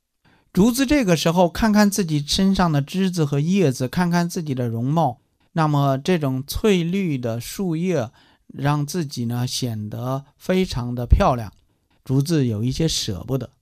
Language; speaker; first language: Chinese; native; Chinese